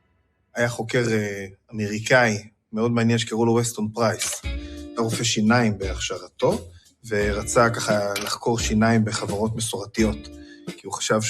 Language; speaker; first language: Hebrew; native; Hebrew